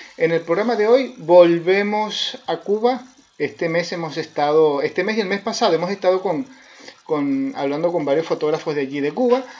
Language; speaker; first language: Spanish; native; Spanish